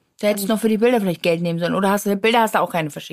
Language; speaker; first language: German; native; German